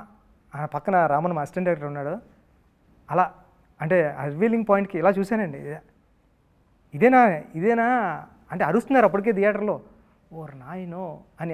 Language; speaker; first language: Telugu; native; Telugu